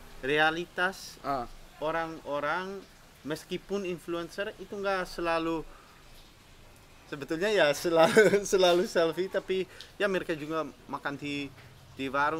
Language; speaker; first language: Indonesian; non-native, fluent; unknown